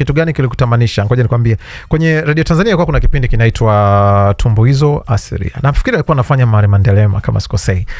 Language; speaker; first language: Swahili; native; Swahili